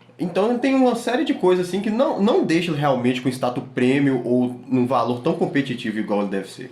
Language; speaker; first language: Portuguese; native; Portuguese